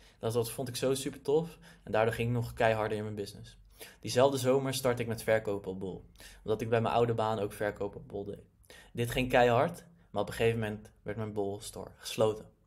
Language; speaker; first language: Dutch; native; Dutch